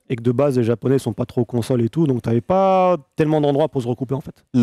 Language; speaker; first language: French; native; French